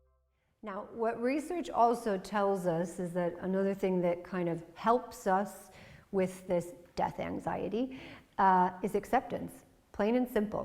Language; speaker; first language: English; native; English